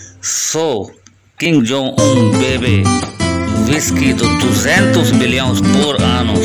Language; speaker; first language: Portuguese; non-native, learner; Hindi